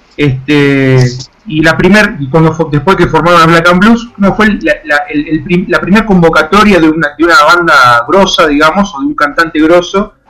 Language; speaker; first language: Spanish; native; Spanish